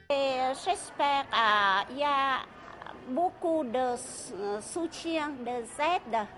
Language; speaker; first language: French; non-native, fluent; Vietnamese